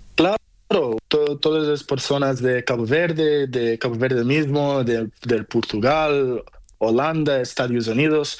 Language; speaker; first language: Spanish; non-native, learner; Portuguese